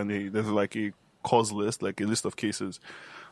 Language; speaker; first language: English; non-native, local second language; Yoruba